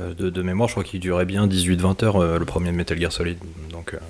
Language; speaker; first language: French; native; French